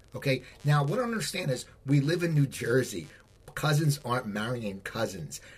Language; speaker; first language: English; native; English